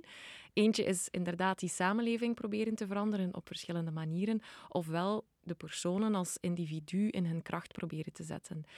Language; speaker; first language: Dutch; native; Dutch